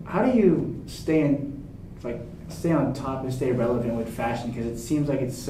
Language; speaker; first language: English; native; English